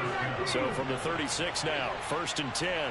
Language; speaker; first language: English; native; English